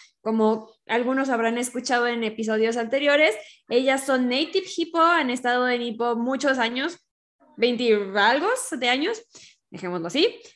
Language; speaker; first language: Spanish; native; Spanish